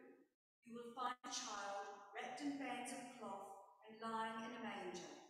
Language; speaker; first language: English; native; English